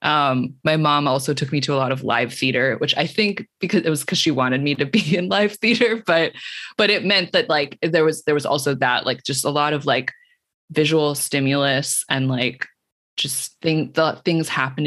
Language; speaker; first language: English; native; English